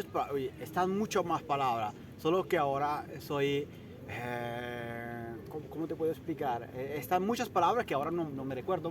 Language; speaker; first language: Spanish; non-native, fluent; Italian